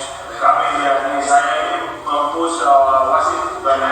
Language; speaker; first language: Indonesian; non-native, learner; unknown